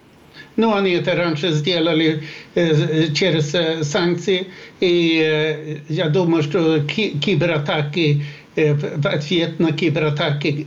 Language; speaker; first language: Russian; non-native, fluent; Swedish